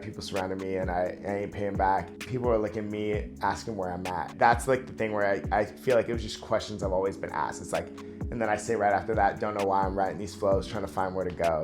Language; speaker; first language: English; native; English